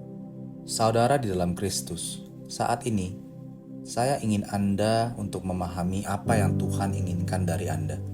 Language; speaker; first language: Indonesian; native; Indonesian